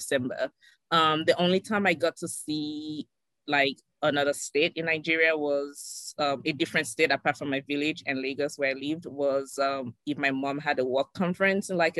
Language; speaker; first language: English; non-native, local second language; Yoruba